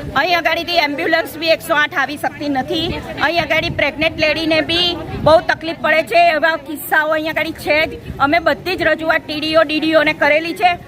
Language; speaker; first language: Gujarati; native; Gujarati